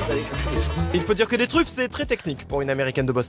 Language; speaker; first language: French; native; French